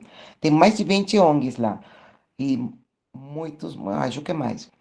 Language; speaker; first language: Portuguese; non-native, fluent; Spanish